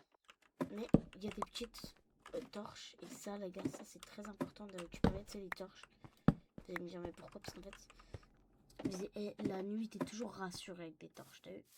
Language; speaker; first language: French; native; French